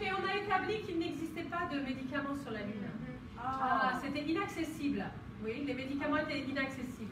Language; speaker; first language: French; non-native, fluent; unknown